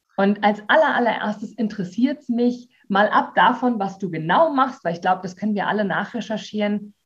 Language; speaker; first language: German; native; German